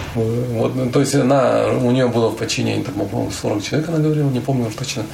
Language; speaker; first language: Russian; native; Russian